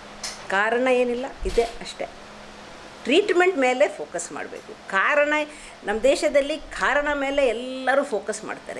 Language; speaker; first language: Kannada; non-native, local second language; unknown